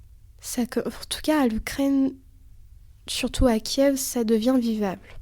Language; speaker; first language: French; early bilingual, other home language; Lithuanian